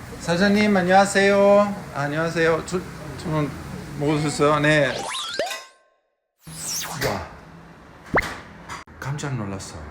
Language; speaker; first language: Korean; non-native, learner; Italian